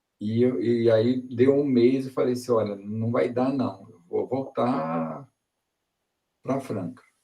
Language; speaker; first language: Portuguese; early bilingual, other home language; Italian